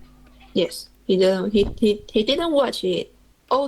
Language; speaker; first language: English; non-native, learner; Chinese